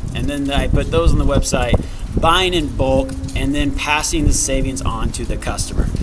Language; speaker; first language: English; native; English